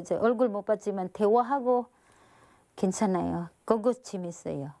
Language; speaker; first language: Korean; non-native, learner; Filipino